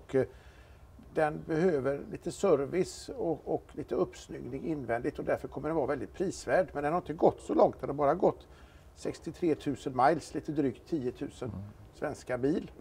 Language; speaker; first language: Swedish; native; Swedish